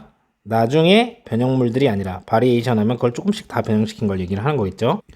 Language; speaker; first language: Korean; native; Korean